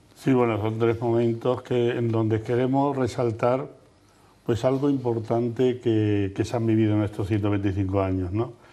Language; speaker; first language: Spanish; native; Spanish